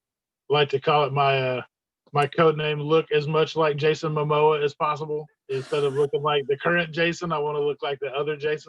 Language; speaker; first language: English; native; English